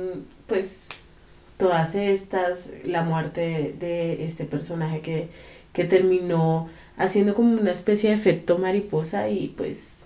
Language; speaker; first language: Spanish; native; Spanish